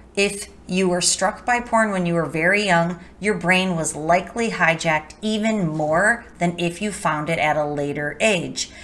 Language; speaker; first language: English; native; English